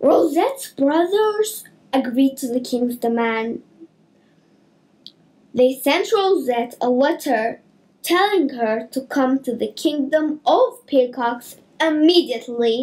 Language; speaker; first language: English; native; English